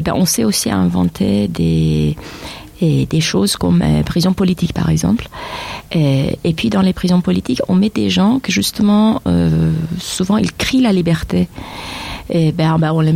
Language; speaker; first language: French; non-native, fluent; Persian